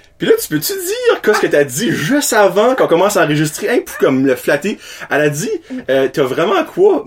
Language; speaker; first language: French; native; French